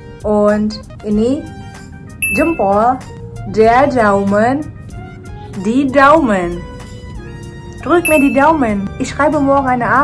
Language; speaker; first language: German; early bilingual, other home language; Indonesian